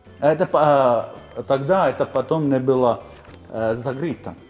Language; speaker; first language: Russian; non-native, learner; Finnish